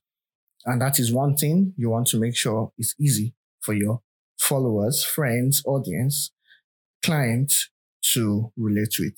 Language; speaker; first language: English; non-native, local second language; Yoruba